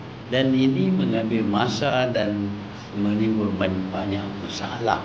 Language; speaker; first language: Malay; native; Malay